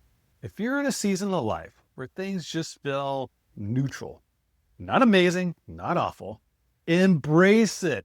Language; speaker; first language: English; native; English